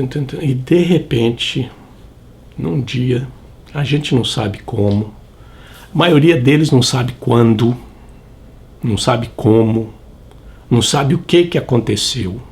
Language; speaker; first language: Portuguese; native; Portuguese